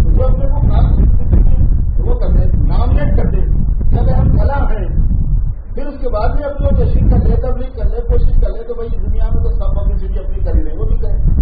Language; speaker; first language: Urdu; native; Urdu